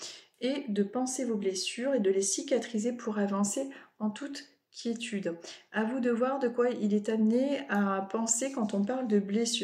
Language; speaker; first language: French; native; French